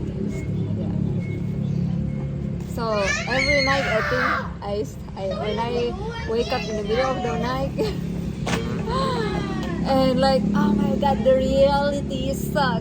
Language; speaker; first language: English; non-native, fluent; Indonesian